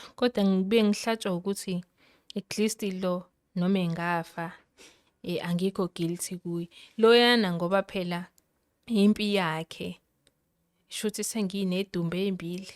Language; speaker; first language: Zulu; native; Zulu